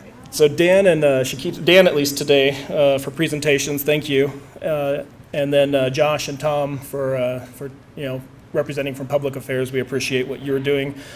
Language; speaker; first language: English; native; English